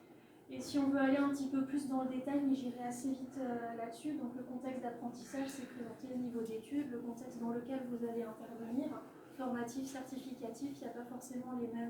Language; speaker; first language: French; native; French